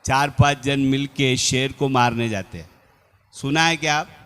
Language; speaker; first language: Hindi; non-native, local second language; Telugu